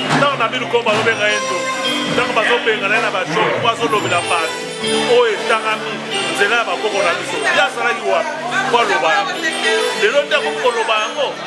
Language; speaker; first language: Lingala; non-native, local second language; Kongo